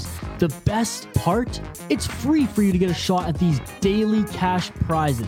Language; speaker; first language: English; native; English